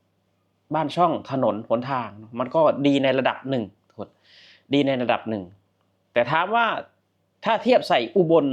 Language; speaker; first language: Thai; non-native, local second language; Northeastern Thai